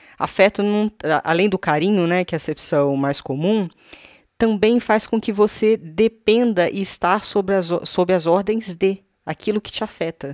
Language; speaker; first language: Portuguese; native; Portuguese